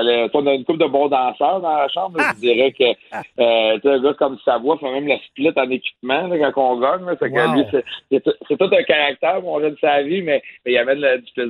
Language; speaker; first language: French; native; French